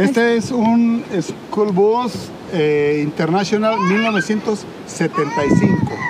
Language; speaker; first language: Spanish; native; Spanish